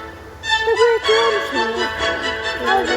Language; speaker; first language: Polish; non-native, learner; Slovak